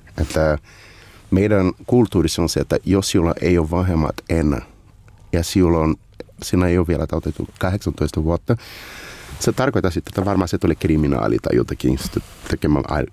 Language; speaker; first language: Finnish; non-native, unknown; Portuguese